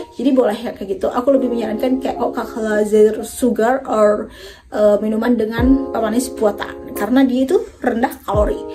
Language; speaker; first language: Indonesian; native; Indonesian